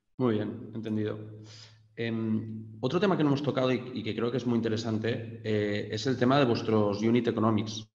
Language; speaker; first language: Spanish; native; Spanish